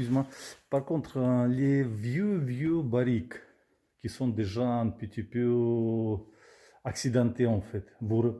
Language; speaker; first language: French; non-native, learner; Russian